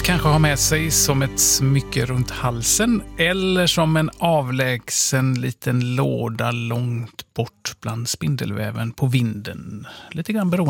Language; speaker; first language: Swedish; native; Swedish